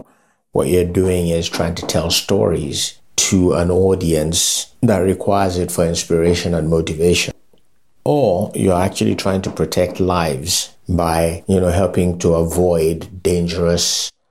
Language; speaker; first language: English; non-native, local second language; Yoruba